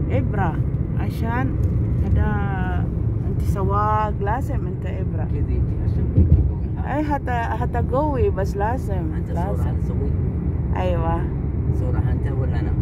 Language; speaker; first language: Arabic; non-native, learner; Filipino